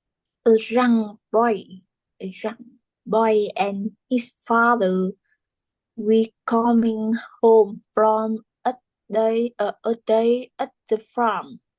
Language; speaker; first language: English; non-native, learner; Vietnamese